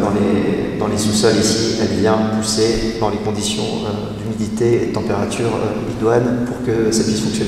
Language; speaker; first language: French; native; French